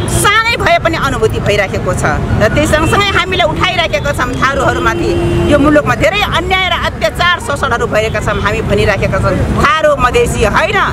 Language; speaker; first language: Nepali; non-native, local second language; Rana Tharu